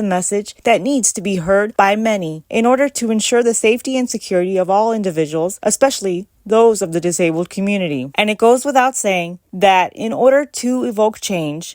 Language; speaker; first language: English; native; English